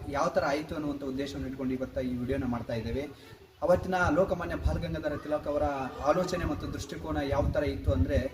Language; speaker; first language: Kannada; native; Kannada